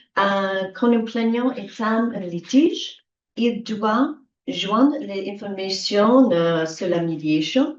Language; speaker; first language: French; non-native, learner; English